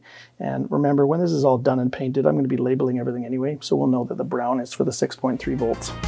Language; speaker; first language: English; native; English